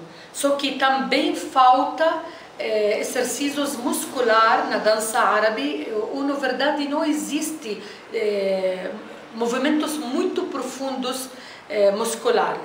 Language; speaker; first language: Portuguese; non-native, fluent; Arabic